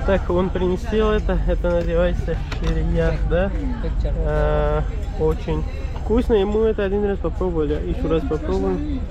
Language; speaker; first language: Russian; non-native, learner; Pashto